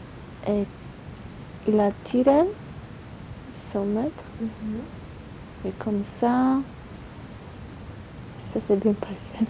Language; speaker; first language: French; non-native, learner; Polish